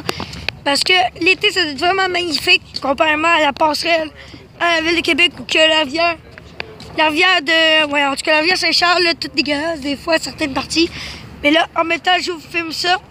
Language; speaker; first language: French; native; French